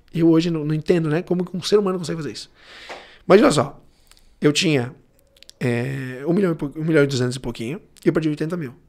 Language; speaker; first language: Portuguese; early bilingual, heritage; Portuguese